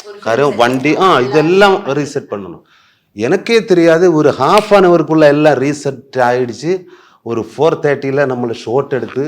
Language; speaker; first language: Tamil; non-native, learner; Malayalam